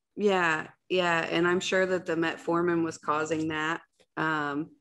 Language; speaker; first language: English; native; English